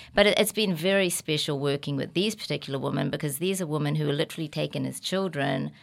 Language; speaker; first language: English; native; English